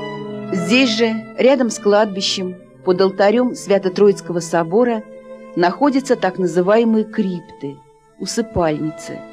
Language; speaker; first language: Russian; native; Russian